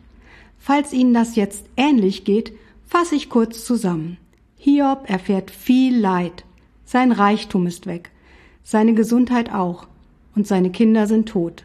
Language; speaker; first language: German; native; German